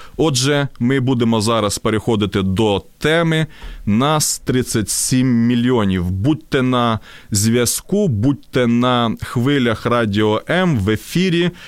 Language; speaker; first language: Ukrainian; non-native, local second language; Russian